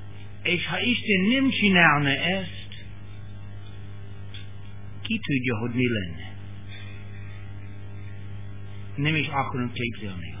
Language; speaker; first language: Hungarian; non-native, learner; English